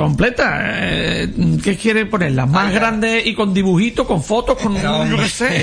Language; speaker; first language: Spanish; native; Spanish